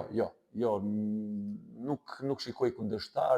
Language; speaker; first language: Albanian; non-native, learner; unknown